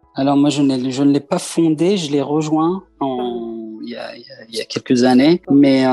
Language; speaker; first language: French; early bilingual, other home language; Persian